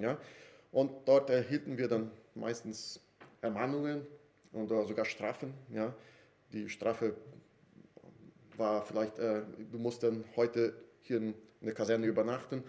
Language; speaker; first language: German; non-native, fluent; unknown